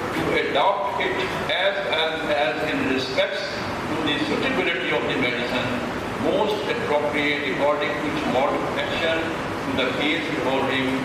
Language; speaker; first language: English; non-native, local second language; Urdu